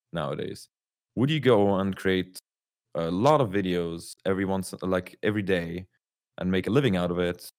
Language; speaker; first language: English; non-native, fluent; German